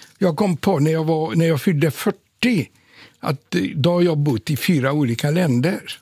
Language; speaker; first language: Swedish; non-native, fluent; Polish